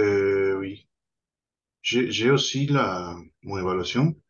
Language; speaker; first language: French; non-native, fluent; Spanish